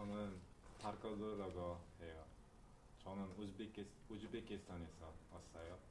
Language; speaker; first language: Korean; non-native, learner; Uzbek